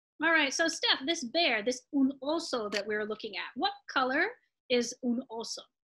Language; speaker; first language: English; native; English